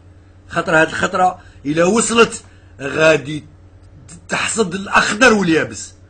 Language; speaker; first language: Arabic; native; Arabic